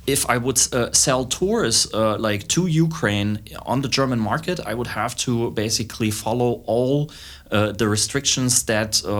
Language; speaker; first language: English; non-native, fluent; German